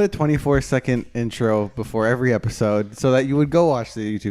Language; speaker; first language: English; native; English